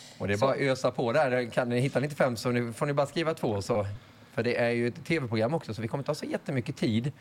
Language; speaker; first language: Swedish; native; Swedish